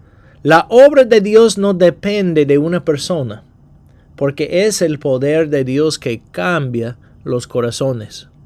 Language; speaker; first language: Spanish; non-native, fluent; English